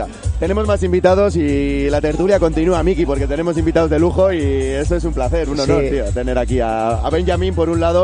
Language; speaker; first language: Spanish; native; Spanish